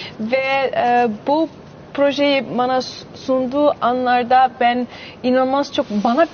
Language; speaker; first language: Turkish; early bilingual, heritage; Turkish